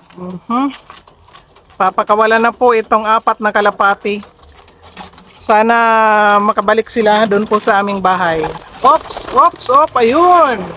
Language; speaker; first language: Filipino; non-native, local second language; Bikol